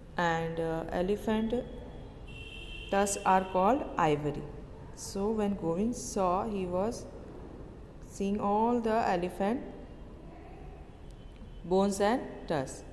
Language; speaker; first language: English; non-native, local second language; Hindi